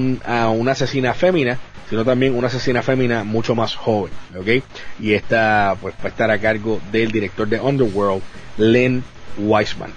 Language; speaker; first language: Spanish; native; Spanish